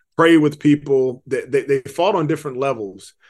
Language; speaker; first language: English; native; English